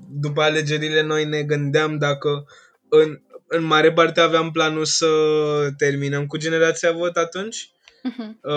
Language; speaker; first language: Romanian; non-native, fluent; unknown